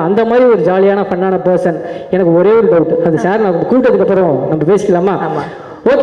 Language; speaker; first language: Tamil; native; Tamil